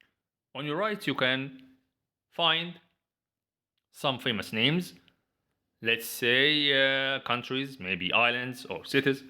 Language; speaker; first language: English; non-native, fluent; Arabic